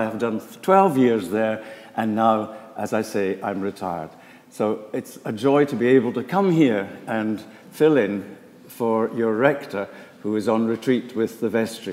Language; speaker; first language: English; native; English